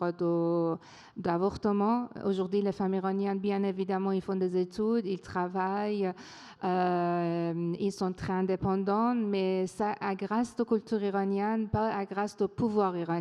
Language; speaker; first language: French; non-native, fluent; Persian